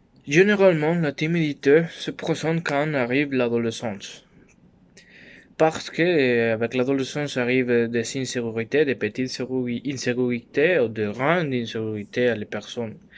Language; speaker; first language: French; non-native, learner; Spanish